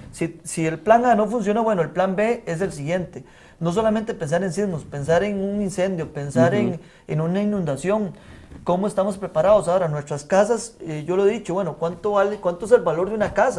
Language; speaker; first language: Spanish; native; Spanish